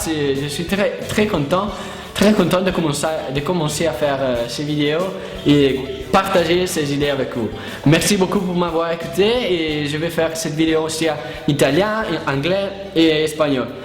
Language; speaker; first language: French; non-native, learner; Italian